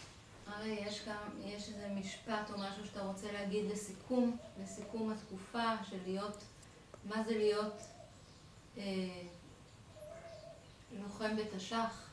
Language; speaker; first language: Hebrew; native; Hebrew